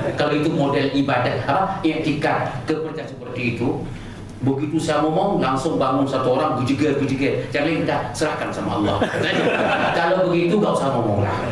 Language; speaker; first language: Indonesian; non-native, local second language; Achinese